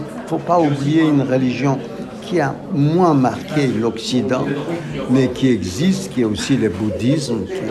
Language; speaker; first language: French; non-native, fluent; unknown